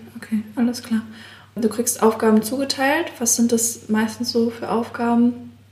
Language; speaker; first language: German; native; German